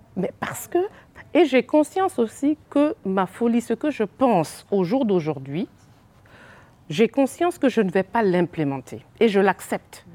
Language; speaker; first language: French; non-native, local second language; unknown